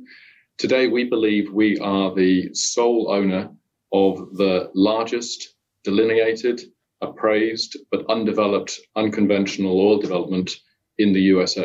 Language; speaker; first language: English; native; English